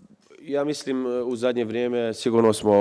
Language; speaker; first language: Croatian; early bilingual, heritage; Croatian